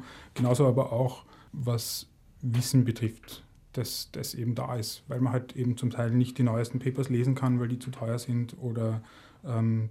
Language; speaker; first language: German; native; German